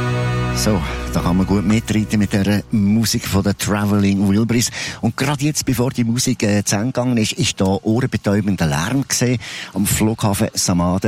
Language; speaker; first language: German; native; German